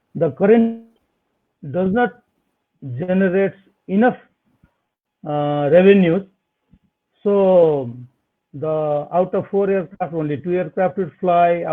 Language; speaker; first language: English; non-native, local second language; Nepali